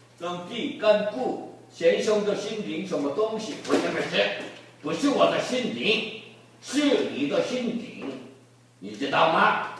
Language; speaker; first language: Chinese; non-native, learner; Korean